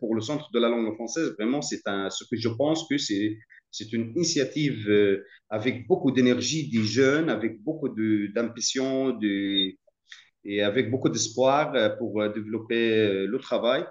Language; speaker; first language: French; non-native, fluent; Arabic